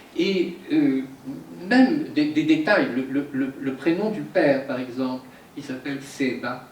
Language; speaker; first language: French; native; French